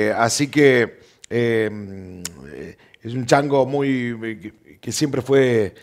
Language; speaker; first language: Spanish; native; Spanish